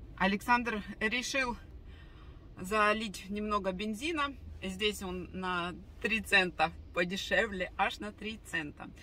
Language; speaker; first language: Russian; native; Russian